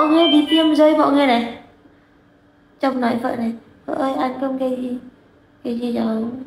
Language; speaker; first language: Vietnamese; non-native, learner; Indonesian